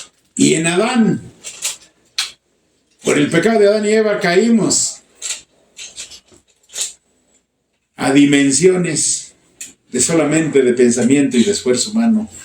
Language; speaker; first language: Spanish; native; Spanish